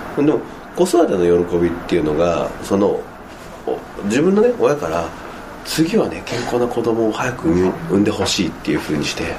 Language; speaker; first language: Japanese; native; Japanese